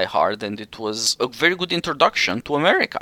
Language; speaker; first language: English; non-native, fluent; Romanian